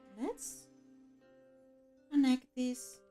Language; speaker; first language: English; non-native, fluent; Spanish